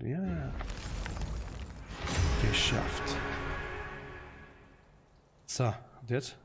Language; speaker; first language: German; native; German